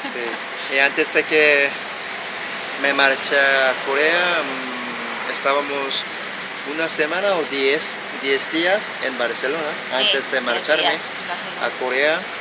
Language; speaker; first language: Spanish; non-native, fluent; Korean